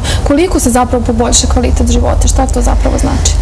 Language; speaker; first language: Serbian; native; Serbian